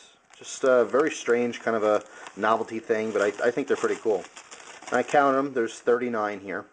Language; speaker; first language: English; native; English